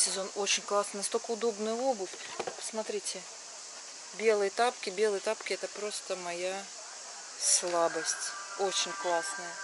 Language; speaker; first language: Russian; native; Russian